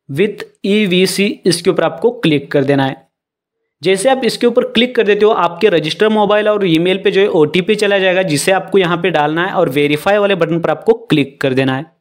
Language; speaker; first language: Hindi; non-native, local second language; Marathi